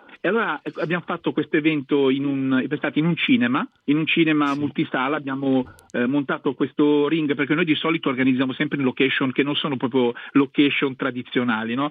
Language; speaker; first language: Italian; native; Italian